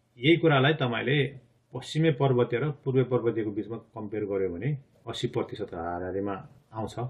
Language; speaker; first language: Nepali; non-native, local second language; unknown